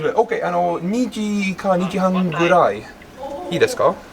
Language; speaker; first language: Japanese; non-native, learner; English